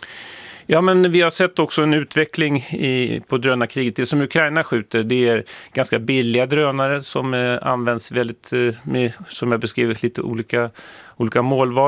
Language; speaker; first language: Swedish; native; Swedish